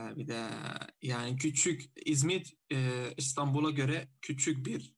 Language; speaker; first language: Turkish; non-native, fluent; Arabic